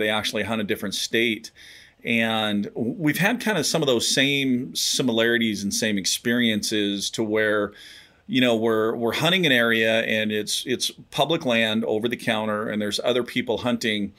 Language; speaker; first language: English; native; English